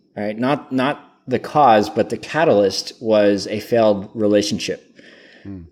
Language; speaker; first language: English; native; English